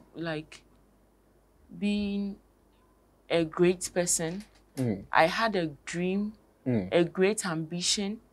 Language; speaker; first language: English; non-native, local second language; Akan